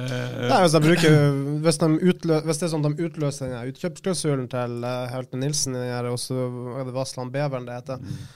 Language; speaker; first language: Norwegian; native; Norwegian